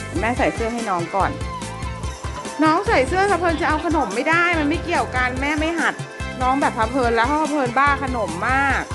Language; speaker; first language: Thai; native; Thai